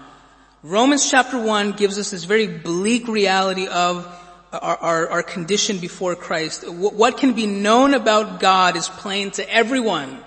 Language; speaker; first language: English; native; English